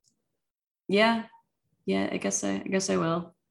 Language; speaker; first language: English; native; English